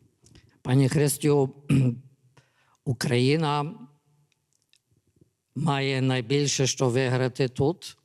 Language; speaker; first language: Ukrainian; early bilingual, heritage; English